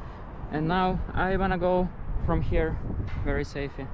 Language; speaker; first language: English; non-native, learner; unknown